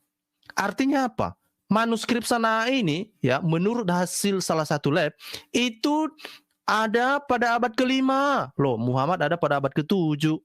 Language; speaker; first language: Indonesian; native; Indonesian